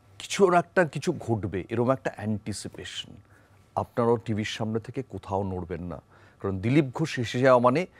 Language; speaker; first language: Bangla; native; Bangla